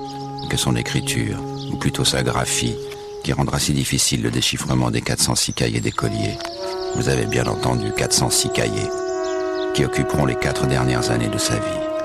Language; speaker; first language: French; native; French